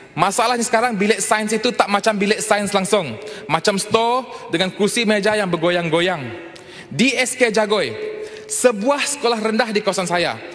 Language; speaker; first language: Malay; non-native, local second language; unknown